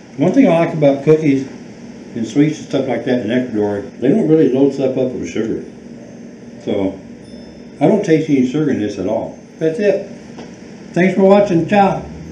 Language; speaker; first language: English; native; English